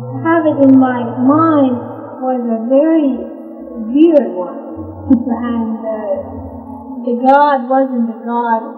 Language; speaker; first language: English; non-native, fluent; Persian